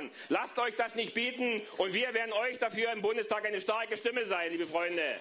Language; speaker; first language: German; native; German